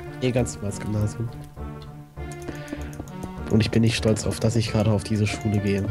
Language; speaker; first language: German; native; German